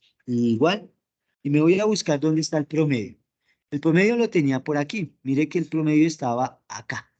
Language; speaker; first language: Spanish; native; Spanish